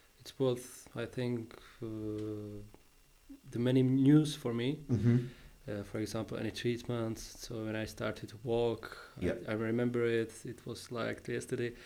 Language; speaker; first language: English; non-native, learner; Czech